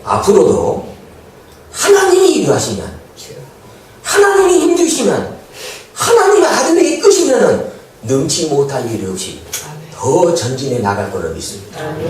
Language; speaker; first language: Korean; native; Korean